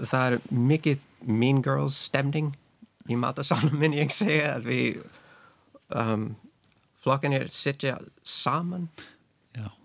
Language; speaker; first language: Icelandic; non-native, fluent; English